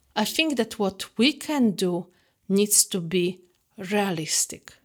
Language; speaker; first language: English; non-native, fluent; Polish